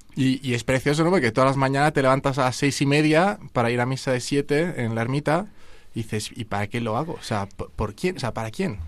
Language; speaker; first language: Spanish; non-native, fluent; Italian